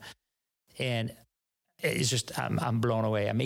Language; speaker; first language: English; non-native, fluent; French